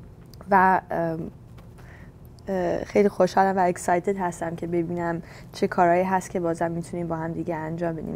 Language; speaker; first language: Persian; early bilingual, heritage; Persian